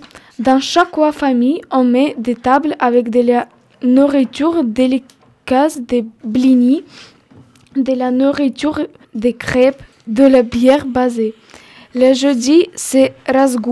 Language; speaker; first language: French; non-native, learner; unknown